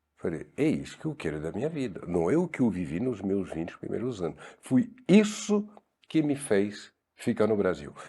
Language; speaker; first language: Portuguese; non-native, fluent; French